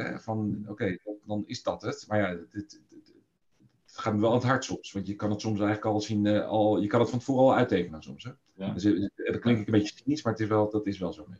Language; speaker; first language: Dutch; native; Dutch